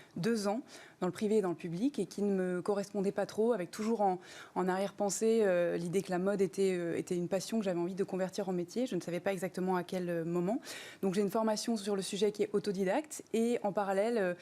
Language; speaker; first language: French; native; French